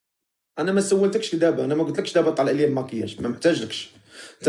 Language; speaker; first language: Arabic; native; Arabic